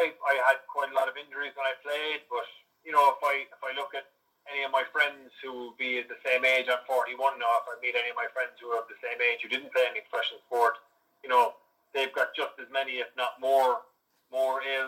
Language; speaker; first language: English; native; English